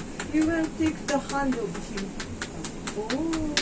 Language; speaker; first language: English; non-native, learner; Japanese